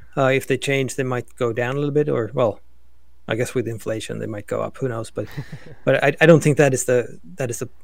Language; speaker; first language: English; non-native, fluent; Swedish